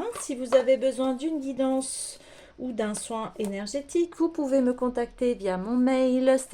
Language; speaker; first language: French; native; French